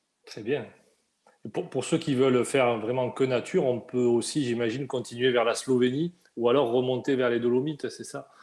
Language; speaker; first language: French; native; French